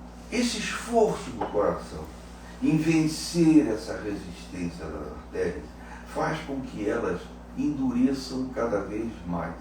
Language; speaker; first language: Portuguese; native; Portuguese